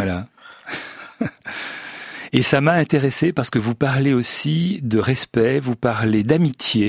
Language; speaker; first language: French; native; French